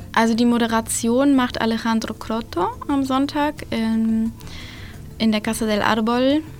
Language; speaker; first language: German; native; German